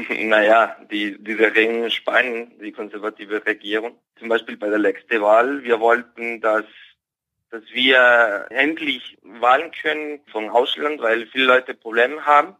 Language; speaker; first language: German; non-native, fluent; Spanish